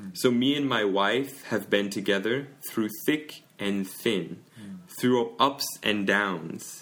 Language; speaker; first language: English; native; English